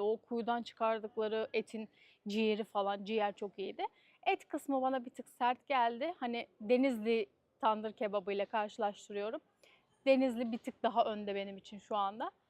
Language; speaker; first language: Turkish; native; Turkish